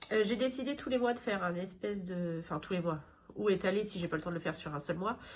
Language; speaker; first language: French; native; French